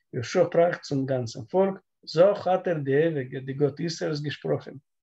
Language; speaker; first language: German; non-native, learner; Russian